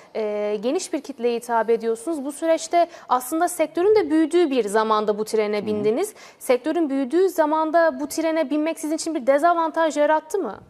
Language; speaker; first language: Turkish; native; Turkish